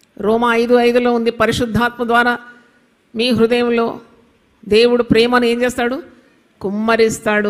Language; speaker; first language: Telugu; non-native, local second language; Malayalam